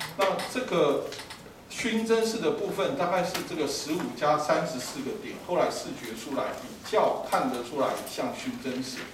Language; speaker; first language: Chinese; native; Chinese